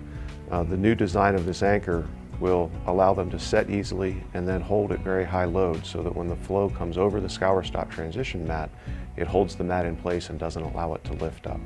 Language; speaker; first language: English; native; English